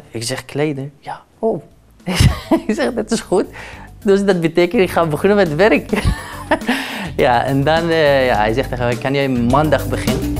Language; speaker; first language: Dutch; non-native, learner; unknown